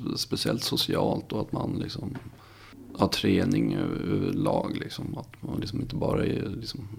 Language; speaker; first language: Swedish; native; Swedish